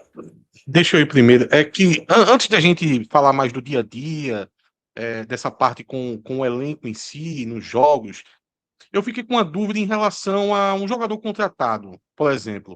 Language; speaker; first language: Portuguese; native; Portuguese